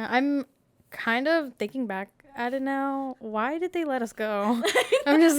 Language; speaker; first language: English; native; English